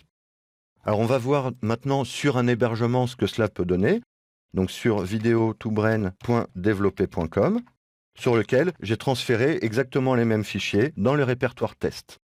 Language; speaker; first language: French; native; French